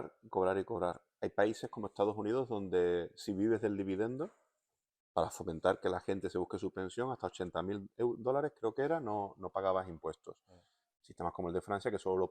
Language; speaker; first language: Spanish; native; Spanish